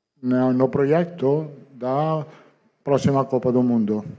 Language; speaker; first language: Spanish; non-native, fluent; Italian